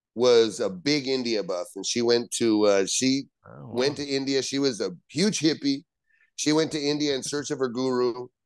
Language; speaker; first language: English; native; English